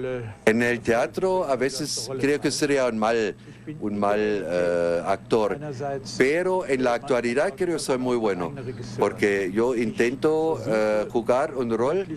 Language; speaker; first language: Spanish; non-native, fluent; German